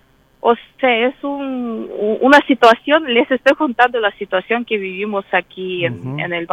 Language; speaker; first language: Spanish; non-native, fluent; Russian